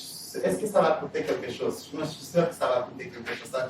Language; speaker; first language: French; native; French